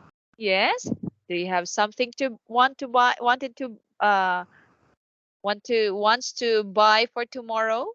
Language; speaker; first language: English; non-native, fluent; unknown